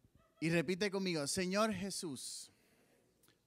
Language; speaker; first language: Spanish; native; Spanish